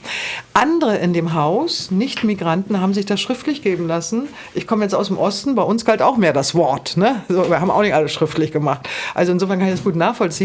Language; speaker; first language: German; native; German